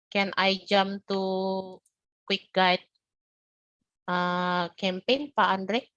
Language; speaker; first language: English; non-native, learner; Indonesian